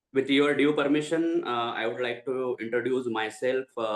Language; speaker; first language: English; non-native, local second language; Marathi